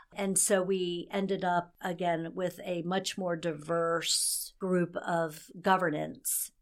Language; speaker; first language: English; native; English